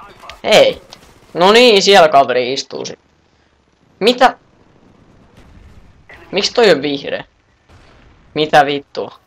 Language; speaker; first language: Finnish; native; Finnish